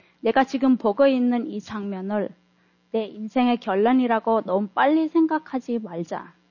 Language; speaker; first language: Korean; non-native, fluent; Turkmen